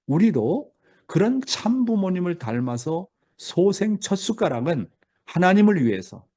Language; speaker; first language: Korean; native; Korean